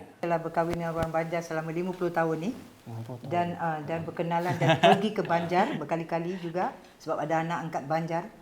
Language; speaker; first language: Malay; native; Malay